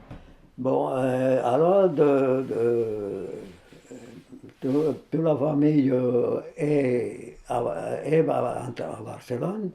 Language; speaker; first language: French; non-native, fluent; Spanish